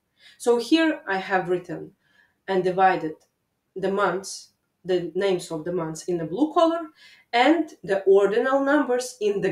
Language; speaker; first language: English; non-native, fluent; Latvian